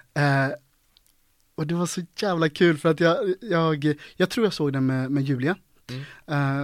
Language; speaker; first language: Swedish; native; Swedish